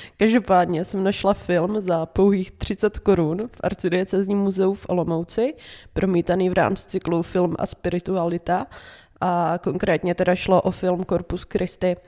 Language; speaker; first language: Czech; native; Czech